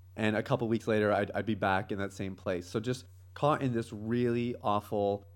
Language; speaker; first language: English; native; English